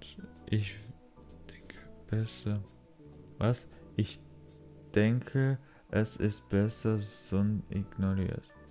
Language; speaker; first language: German; non-native, learner; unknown